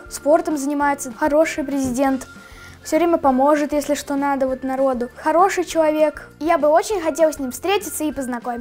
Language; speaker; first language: Russian; native; Russian